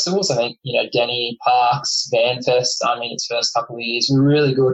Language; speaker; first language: English; native; English